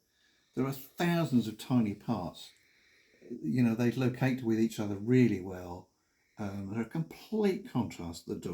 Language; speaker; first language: English; native; English